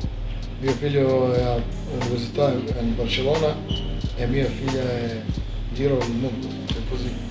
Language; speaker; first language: Italian; non-native, fluent; Serbian